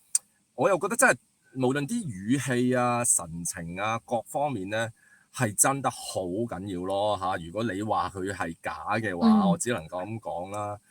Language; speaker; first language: Cantonese; native; Cantonese